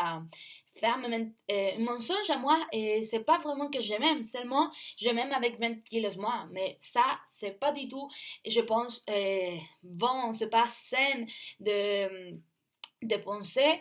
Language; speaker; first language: French; non-native, learner; Spanish